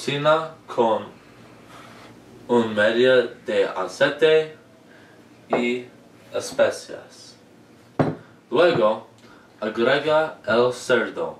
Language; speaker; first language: Spanish; non-native, learner; English